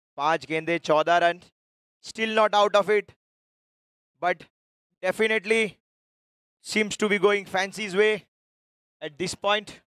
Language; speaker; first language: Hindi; non-native, local second language; Gujarati